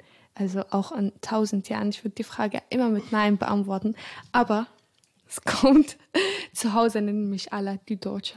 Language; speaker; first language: German; early bilingual, other home language; Arabic